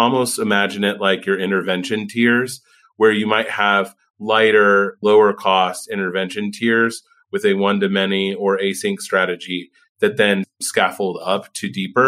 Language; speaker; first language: English; native; English